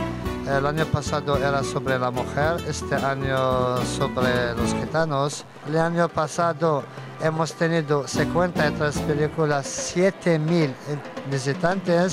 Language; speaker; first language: Spanish; non-native, fluent; Arabic